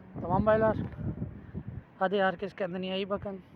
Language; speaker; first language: Turkish; non-native, learner; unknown